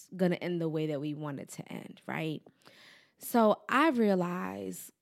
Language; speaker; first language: English; native; English